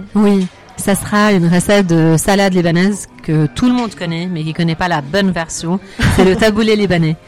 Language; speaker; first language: French; non-native, fluent; Arabic